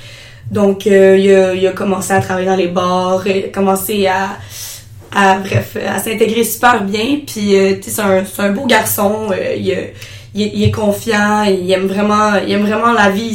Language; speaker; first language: French; native; French